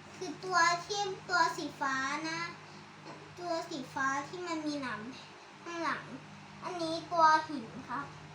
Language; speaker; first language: Thai; native; Thai